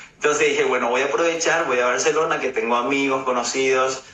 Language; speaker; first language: Spanish; native; Spanish